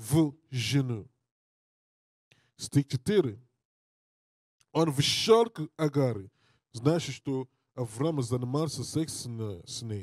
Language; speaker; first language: Russian; non-native, learner; English